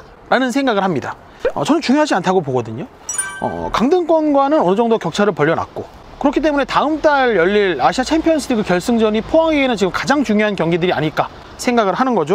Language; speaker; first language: Korean; native; Korean